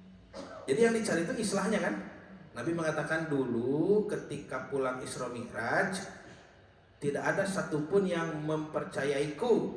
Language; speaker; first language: Indonesian; native; Indonesian